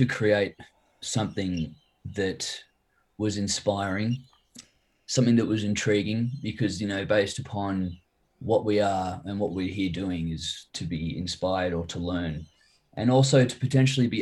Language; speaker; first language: English; native; English